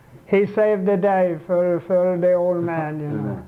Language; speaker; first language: English; non-native, fluent; Swedish